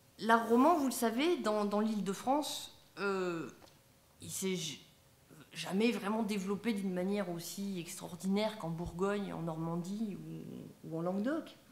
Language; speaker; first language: French; native; French